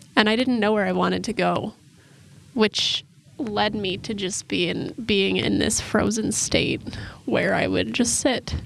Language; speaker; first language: English; native; English